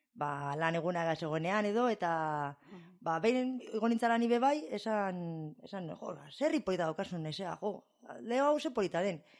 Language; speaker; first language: Basque; non-native, fluent; English